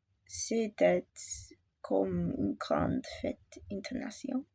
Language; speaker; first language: French; non-native, learner; English